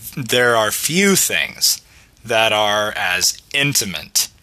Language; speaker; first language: English; native; English